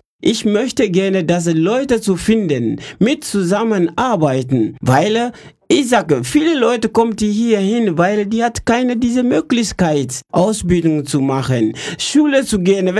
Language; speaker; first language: German; non-native, learner; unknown